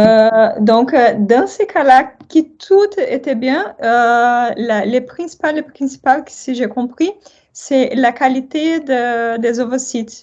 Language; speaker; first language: French; non-native, fluent; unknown